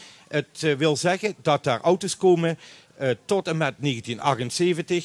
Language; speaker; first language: Dutch; native; Dutch